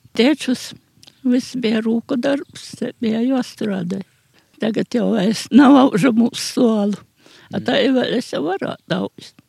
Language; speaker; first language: Latvian; native; Latvian